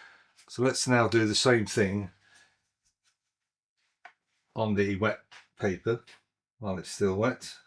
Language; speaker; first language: English; native; English